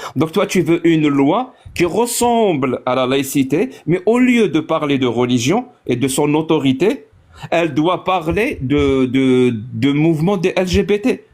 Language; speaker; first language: French; non-native, local second language; Arabic